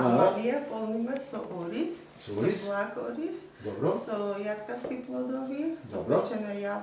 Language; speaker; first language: Macedonian; non-native, fluent; Armenian